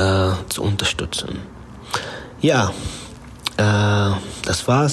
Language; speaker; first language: German; non-native, fluent; Arabic